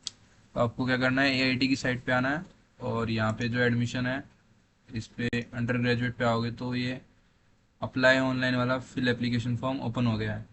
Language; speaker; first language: Hindi; native; Hindi